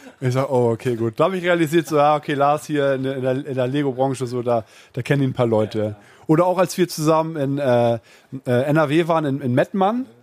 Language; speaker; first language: German; native; German